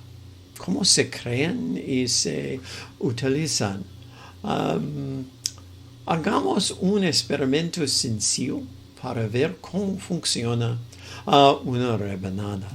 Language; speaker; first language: Spanish; non-native, fluent; English